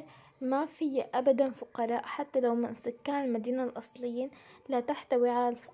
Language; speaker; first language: Arabic; native; Arabic